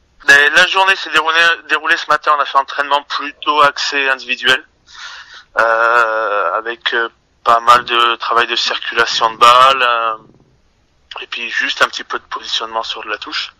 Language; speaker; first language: French; native; French